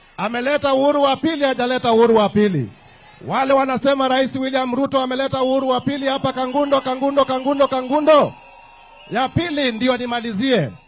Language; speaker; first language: Swahili; non-native, local second language; Kamba